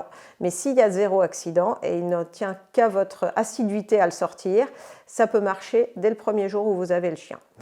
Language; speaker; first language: French; native; French